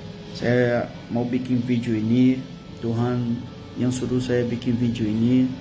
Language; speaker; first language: Indonesian; non-native, fluent; Portuguese